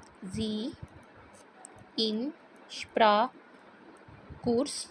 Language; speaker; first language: German; non-native, learner; Urdu